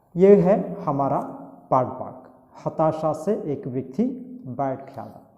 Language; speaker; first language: Hindi; non-native, local second language; Malayalam